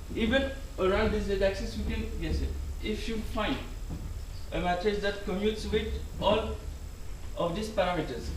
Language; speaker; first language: English; non-native, fluent; French